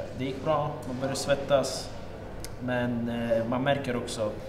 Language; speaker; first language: Swedish; early bilingual, other home language; Russian